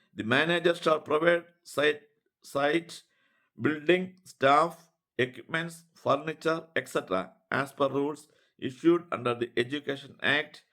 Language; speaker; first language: English; non-native, local second language; Malayalam